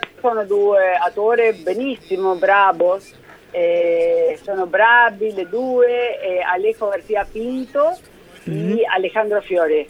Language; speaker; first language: Italian; early bilingual, heritage; Spanish